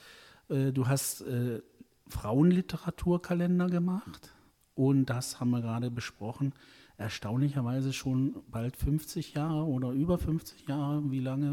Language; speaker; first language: German; native; German